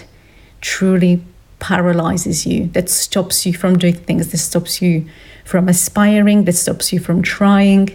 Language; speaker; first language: English; non-native, fluent; Slovak